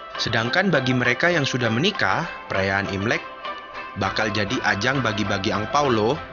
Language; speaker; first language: Indonesian; native; Indonesian